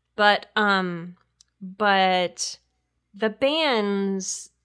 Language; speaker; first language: English; native; English